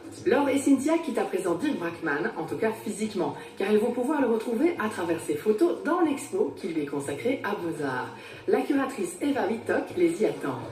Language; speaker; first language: French; native; French